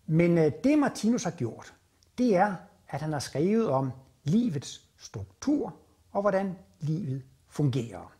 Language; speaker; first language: Danish; native; Danish